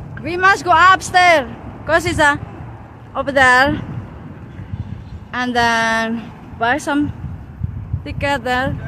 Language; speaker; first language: English; non-native, learner; Malay